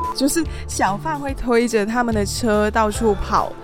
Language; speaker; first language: Chinese; non-native, fluent; Cantonese